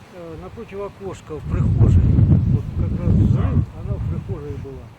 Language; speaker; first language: Russian; native; Russian